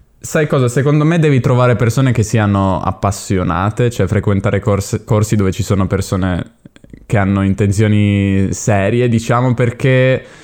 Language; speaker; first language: Italian; native; Italian